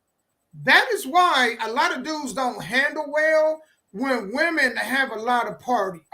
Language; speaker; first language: English; native; English